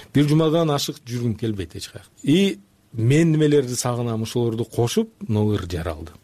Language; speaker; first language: Kyrgyz; non-native, local second language; Uzbek